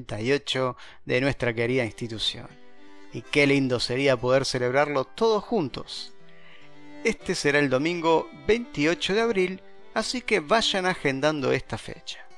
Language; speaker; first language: Spanish; native; Spanish